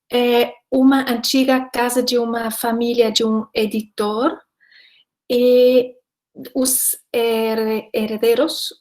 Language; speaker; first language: Portuguese; non-native, fluent; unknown